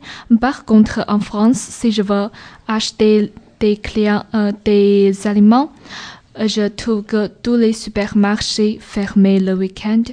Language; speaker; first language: French; non-native, learner; Chinese